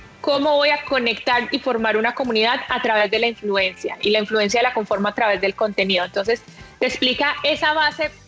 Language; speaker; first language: Spanish; native; Spanish